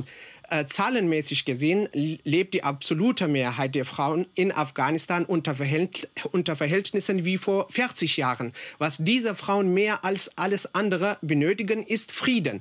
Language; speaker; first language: German; non-native, fluent; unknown